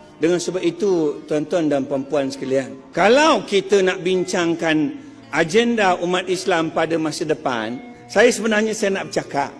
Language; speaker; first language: Malay; non-native, local second language; Chinese